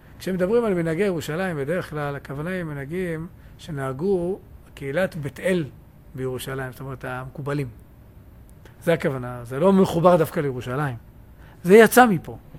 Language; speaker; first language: Hebrew; native; Hebrew